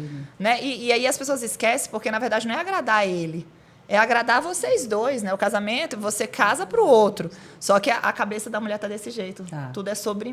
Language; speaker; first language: Portuguese; native; Portuguese